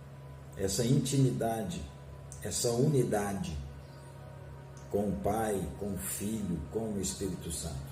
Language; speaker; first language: Portuguese; native; Portuguese